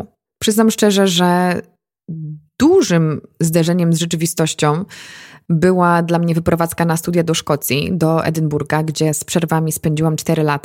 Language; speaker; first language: Polish; native; Polish